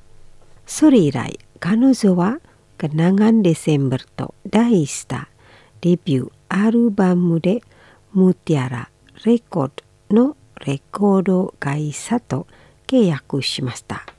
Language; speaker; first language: Japanese; non-native, fluent; Indonesian